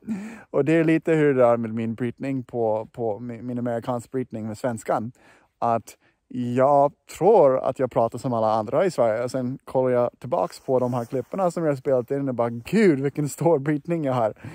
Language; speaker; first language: Swedish; non-native, fluent; English